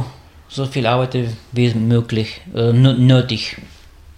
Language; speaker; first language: German; non-native, fluent; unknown